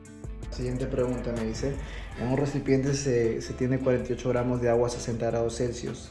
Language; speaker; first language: Spanish; native; Spanish